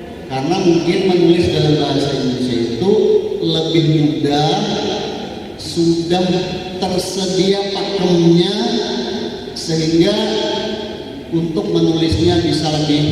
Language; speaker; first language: Indonesian; non-native, local second language; Banjar